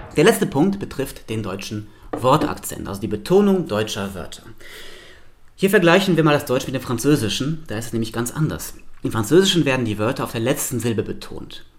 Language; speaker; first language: German; non-native, local second language; Luxembourgish